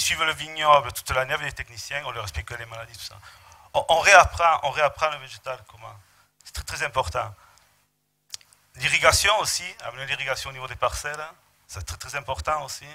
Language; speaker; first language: French; native; French